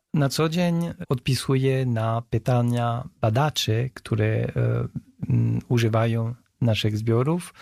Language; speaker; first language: Polish; non-native, fluent; French